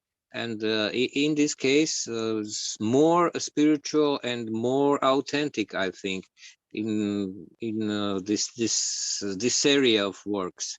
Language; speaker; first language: English; non-native, learner; Georgian